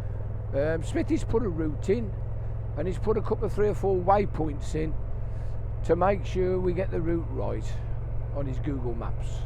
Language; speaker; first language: English; native; English